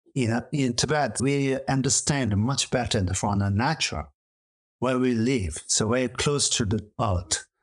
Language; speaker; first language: English; non-native, learner; Chinese